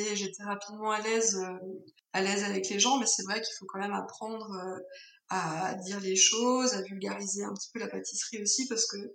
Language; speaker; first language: French; native; French